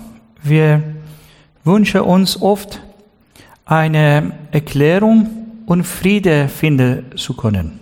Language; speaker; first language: German; non-native, learner; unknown